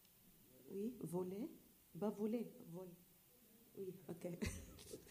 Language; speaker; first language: French; non-native, learner; Arabic